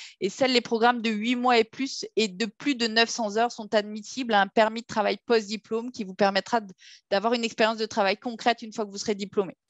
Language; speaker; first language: French; native; French